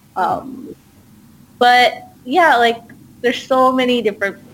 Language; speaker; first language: English; early bilingual, other home language; Hindi